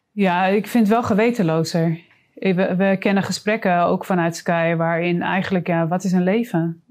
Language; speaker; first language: Dutch; native; Dutch